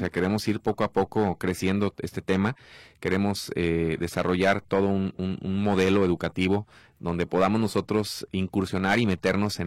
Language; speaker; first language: Spanish; native; Spanish